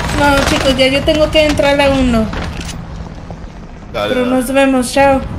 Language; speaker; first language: Spanish; early bilingual, other home language; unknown